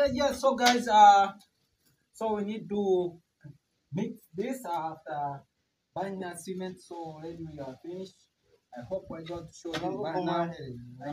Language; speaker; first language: English; non-native, learner; Swahili